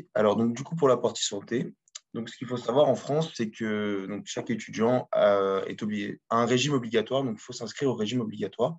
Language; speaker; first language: French; native; French